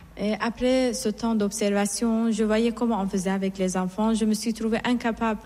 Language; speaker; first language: French; non-native, fluent; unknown